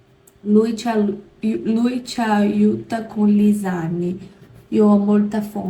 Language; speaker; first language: Italian; non-native, learner; Portuguese